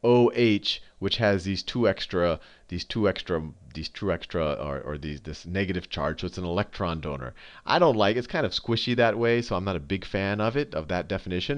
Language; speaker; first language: English; native; English